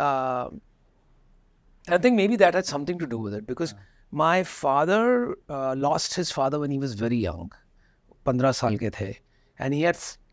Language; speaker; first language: English; non-native, local second language; Hindi